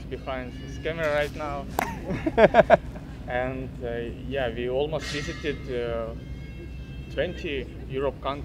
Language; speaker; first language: English; non-native, learner; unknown